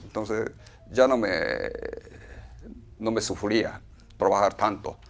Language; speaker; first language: Spanish; non-native, fluent; Japanese